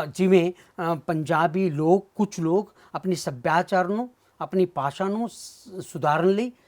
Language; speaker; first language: Punjabi; non-native, fluent; Marathi